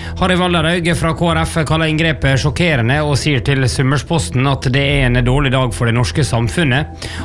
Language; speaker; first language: Norwegian; native; Norwegian